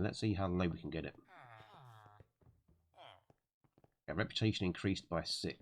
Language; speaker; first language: English; native; English